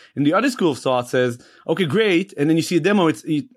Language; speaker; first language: English; non-native, fluent; Hebrew